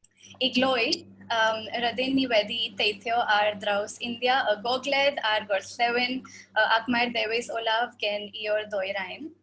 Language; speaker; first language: Welsh; non-native, fluent; Hindi